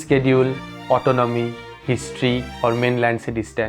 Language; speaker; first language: Hindi; native; Hindi